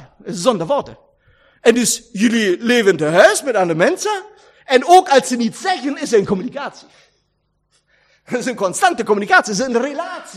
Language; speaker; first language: Dutch; non-native, fluent; German